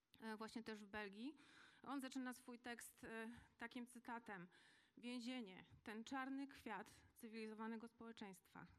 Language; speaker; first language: Polish; native; Polish